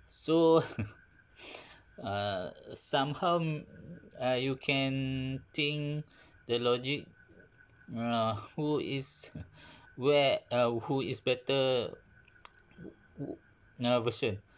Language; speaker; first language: English; non-native, learner; Malay